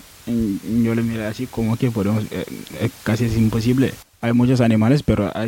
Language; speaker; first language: Spanish; non-native, learner; Wolof